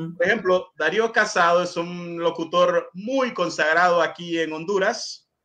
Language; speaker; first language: Spanish; native; Spanish